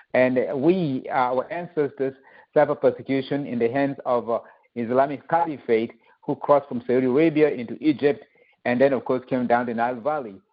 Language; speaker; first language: English; non-native, fluent; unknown